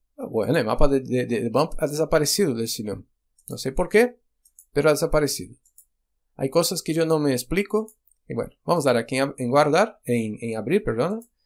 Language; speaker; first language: Spanish; non-native, fluent; Portuguese